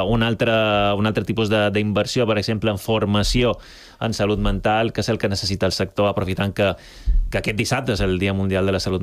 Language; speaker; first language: Catalan; native; Catalan